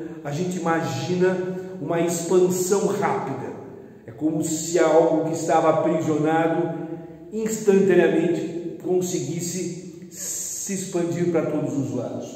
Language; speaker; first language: Portuguese; native; Portuguese